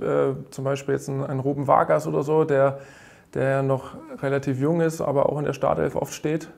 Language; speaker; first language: German; native; German